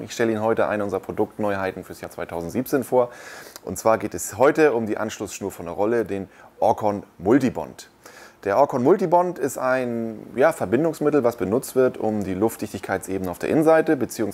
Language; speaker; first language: German; native; German